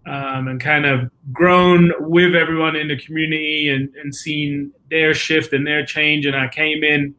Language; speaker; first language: English; native; English